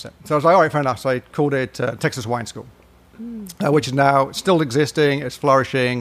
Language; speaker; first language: English; native; English